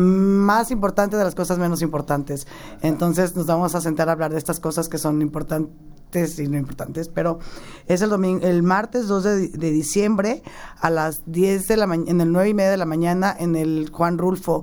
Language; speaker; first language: Spanish; native; Spanish